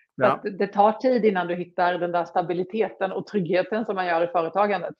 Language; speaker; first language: Swedish; native; Swedish